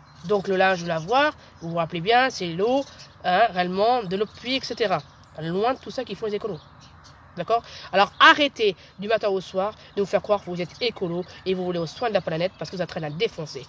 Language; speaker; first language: French; native; French